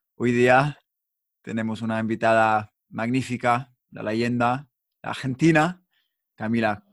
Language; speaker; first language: Spanish; non-native, learner; English